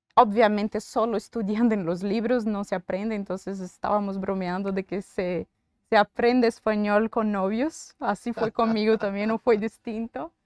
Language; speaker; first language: Spanish; non-native, fluent; Portuguese